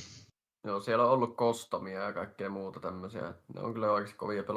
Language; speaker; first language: Finnish; native; Finnish